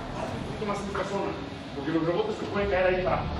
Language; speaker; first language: Spanish; native; Spanish